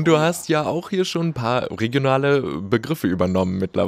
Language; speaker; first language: German; native; German